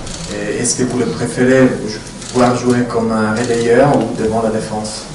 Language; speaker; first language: French; native; French